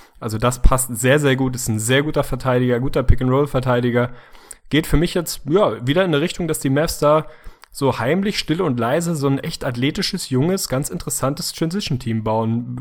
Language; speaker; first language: German; native; German